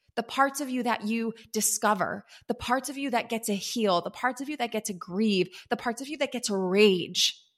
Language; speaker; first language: English; native; English